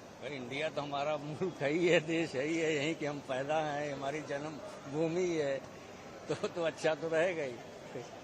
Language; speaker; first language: Hindi; native; Hindi